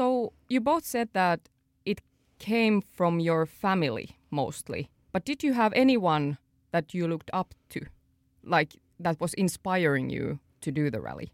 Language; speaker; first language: English; non-native, fluent; Finnish